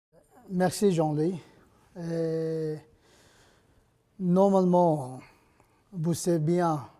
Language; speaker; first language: French; non-native, learner; Nepali